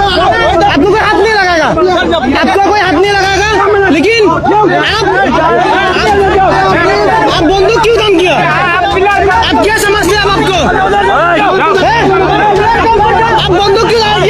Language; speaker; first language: Hindi; non-native, learner; Bangla